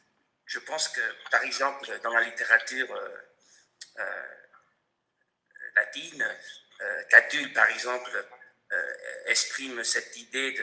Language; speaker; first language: French; non-native, fluent; Spanish